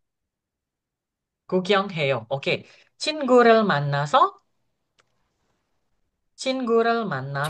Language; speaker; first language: Korean; non-native, fluent; Indonesian